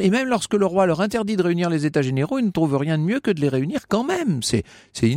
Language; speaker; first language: French; native; French